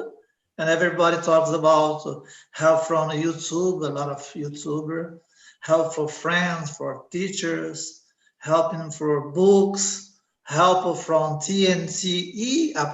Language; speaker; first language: English; non-native, learner; Portuguese